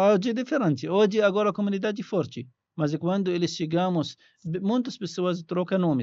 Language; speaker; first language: Portuguese; non-native, learner; Arabic